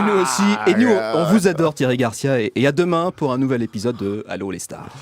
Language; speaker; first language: French; native; French